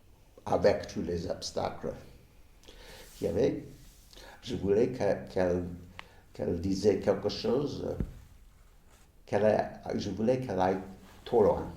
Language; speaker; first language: French; non-native, fluent; English